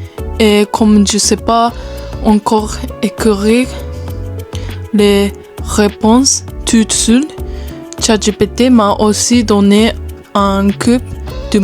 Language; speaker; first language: French; non-native, learner; Japanese